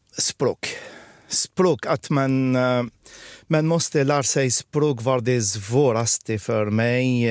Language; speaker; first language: Swedish; non-native, fluent; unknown